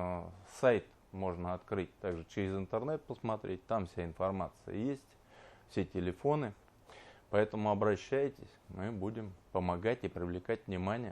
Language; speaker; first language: Russian; native; Russian